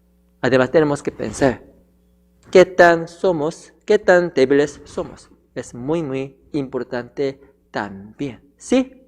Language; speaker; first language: Spanish; non-native, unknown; Korean